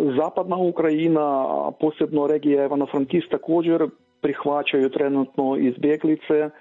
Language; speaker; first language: Croatian; non-native, fluent; Ukrainian